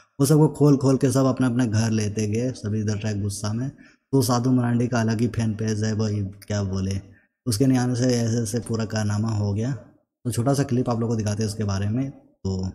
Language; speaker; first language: Hindi; native; Hindi